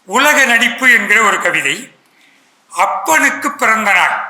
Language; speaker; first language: Tamil; native; Tamil